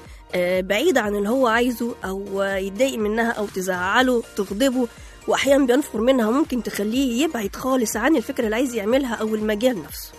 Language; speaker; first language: Arabic; native; Arabic